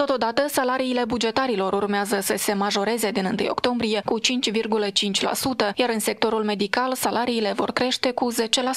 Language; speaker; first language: Romanian; native; Romanian